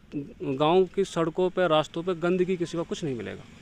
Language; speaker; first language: Hindi; native; Hindi